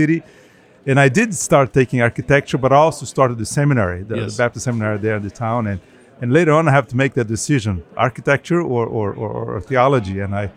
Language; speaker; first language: English; non-native, fluent; Portuguese